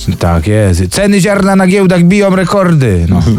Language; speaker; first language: Polish; native; Polish